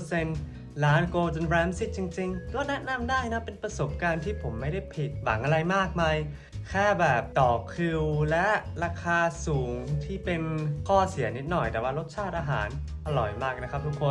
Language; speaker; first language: Thai; non-native, fluent; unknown